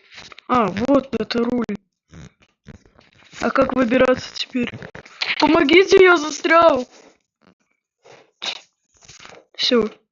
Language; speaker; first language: Russian; native; Russian